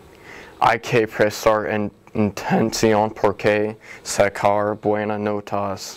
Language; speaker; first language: Spanish; non-native, learner; English